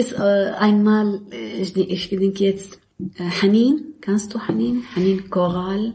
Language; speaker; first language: German; non-native, learner; Arabic